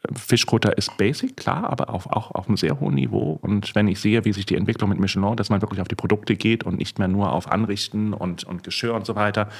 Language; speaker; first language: German; native; German